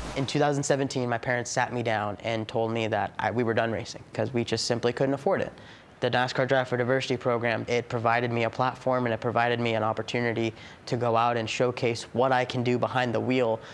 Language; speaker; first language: English; native; English